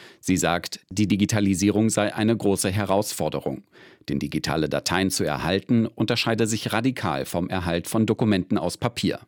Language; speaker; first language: German; native; German